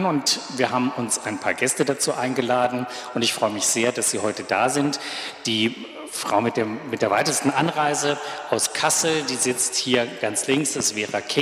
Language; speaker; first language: German; native; German